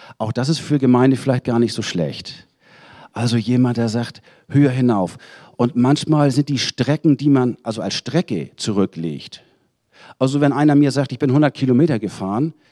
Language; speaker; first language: German; native; German